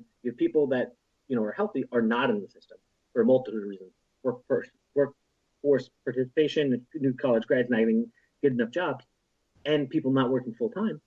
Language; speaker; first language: English; native; English